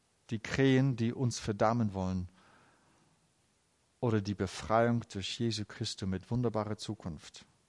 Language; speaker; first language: German; native; German